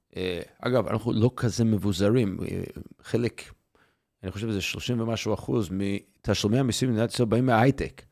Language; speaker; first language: Hebrew; non-native, fluent; English